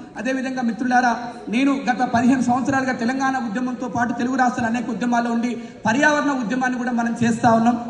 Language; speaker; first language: Telugu; native; Telugu